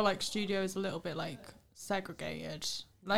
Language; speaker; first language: English; native; English